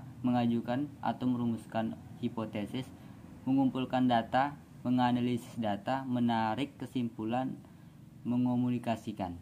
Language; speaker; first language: Indonesian; native; Indonesian